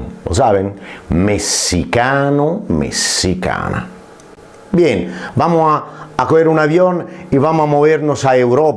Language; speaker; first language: Spanish; non-native, fluent; Italian